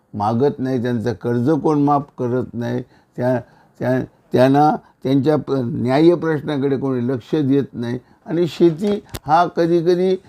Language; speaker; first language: Marathi; native; Marathi